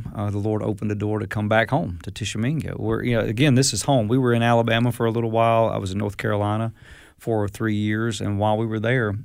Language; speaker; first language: English; native; English